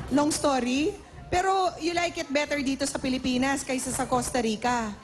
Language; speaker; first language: Filipino; native; Filipino